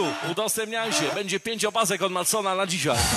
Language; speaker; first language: Polish; native; Polish